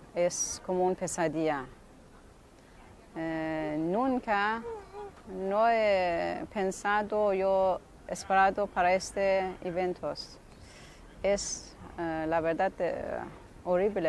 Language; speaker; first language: Spanish; non-native, learner; Persian